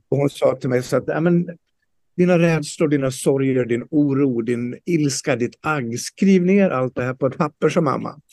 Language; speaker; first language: Swedish; native; Swedish